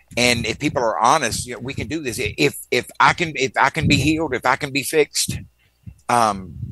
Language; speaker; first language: English; native; English